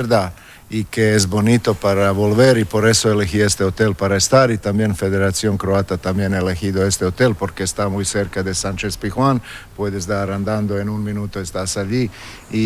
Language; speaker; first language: Spanish; non-native, fluent; Croatian